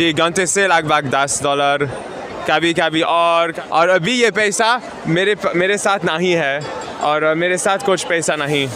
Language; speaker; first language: Hindi; non-native, learner; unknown